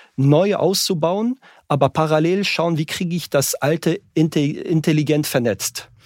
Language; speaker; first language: German; non-native, fluent; French